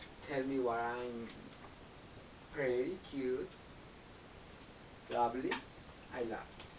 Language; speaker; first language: English; non-native, learner; Spanish